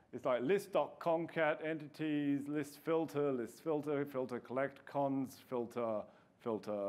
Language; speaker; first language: English; native; English